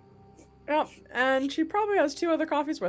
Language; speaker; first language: English; native; English